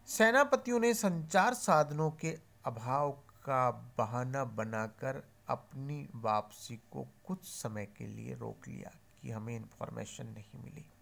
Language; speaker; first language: Hindi; native; Hindi